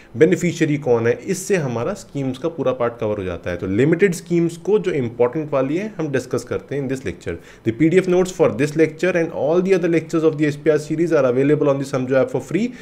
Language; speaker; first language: Hindi; native; Hindi